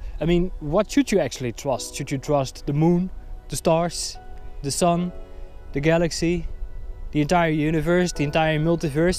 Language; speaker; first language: English; non-native, fluent; Dutch